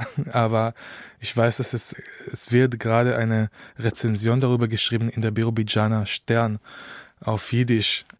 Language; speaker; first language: German; non-native, fluent; Hebrew